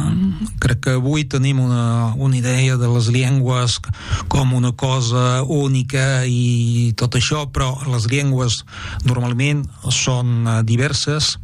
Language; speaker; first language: Catalan; non-native, fluent; French